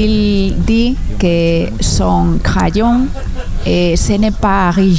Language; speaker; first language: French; non-native, learner; Spanish